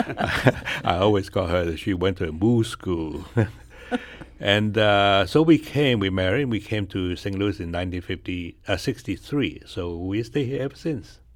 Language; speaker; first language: English; non-native, fluent; Chinese